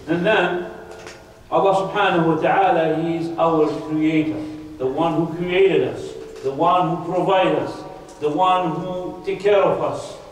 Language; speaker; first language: English; non-native, fluent; Arabic